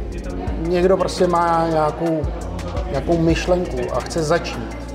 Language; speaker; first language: Czech; early bilingual, other home language; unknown